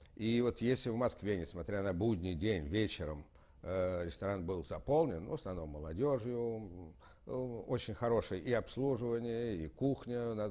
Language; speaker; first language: Russian; native; Russian